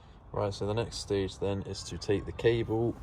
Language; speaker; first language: English; native; English